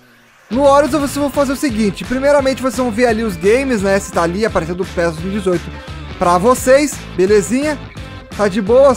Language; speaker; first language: Portuguese; native; Portuguese